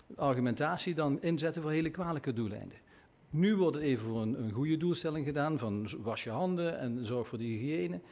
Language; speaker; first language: Dutch; native; Dutch